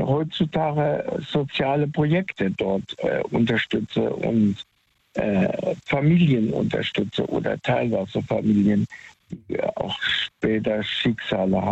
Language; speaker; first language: German; native; German